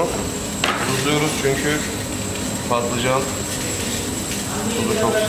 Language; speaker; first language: Turkish; native; Turkish